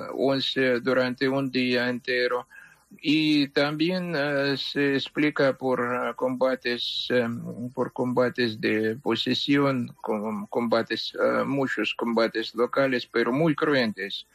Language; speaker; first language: Spanish; non-native, fluent; Ukrainian